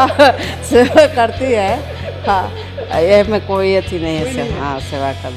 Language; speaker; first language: Hindi; non-native, local second language; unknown